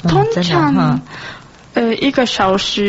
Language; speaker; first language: Chinese; non-native, learner; Japanese